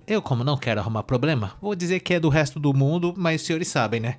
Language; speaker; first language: Portuguese; native; Portuguese